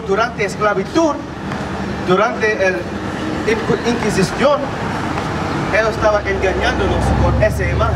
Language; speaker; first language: Spanish; non-native, fluent; English